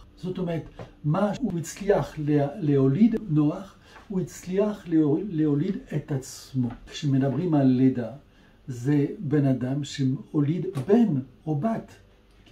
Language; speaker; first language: Hebrew; non-native, fluent; French